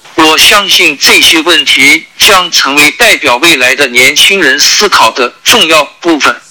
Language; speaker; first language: Chinese; native; Chinese